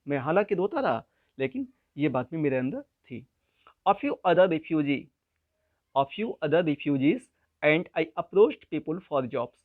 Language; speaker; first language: Hindi; native; Hindi